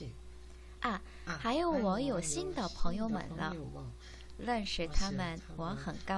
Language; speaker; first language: Chinese; non-native, learner; Korean